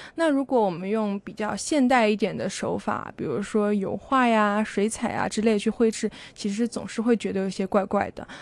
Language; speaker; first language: Chinese; native; Chinese